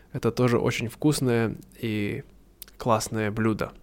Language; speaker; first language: Russian; native; Russian